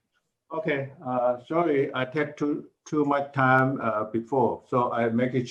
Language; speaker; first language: English; non-native, learner; Chinese